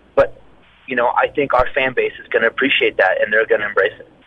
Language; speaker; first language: English; native; English